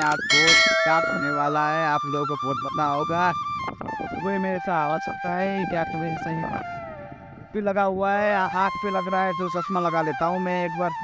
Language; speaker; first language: Hindi; non-native, learner; Nepali